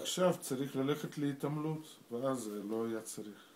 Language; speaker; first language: Hebrew; non-native, fluent; Russian